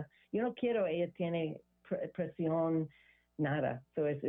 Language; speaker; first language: Spanish; non-native, learner; English